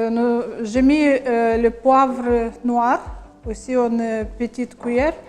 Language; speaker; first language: French; non-native, learner; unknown